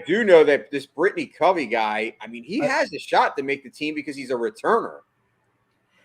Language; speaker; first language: English; native; English